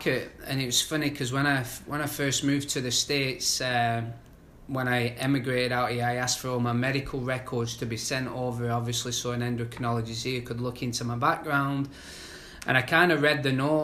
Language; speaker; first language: English; native; English